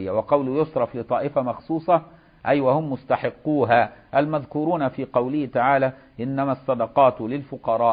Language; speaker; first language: Arabic; native; Arabic